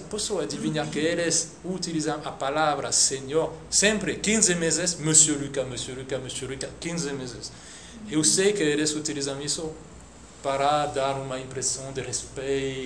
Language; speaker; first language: Portuguese; non-native, fluent; French